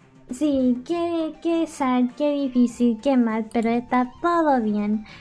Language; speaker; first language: Spanish; early bilingual, heritage; Spanish